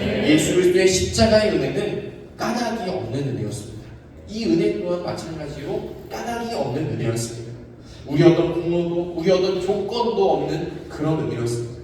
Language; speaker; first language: Korean; native; Korean